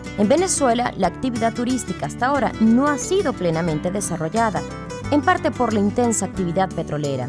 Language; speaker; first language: Spanish; native; Spanish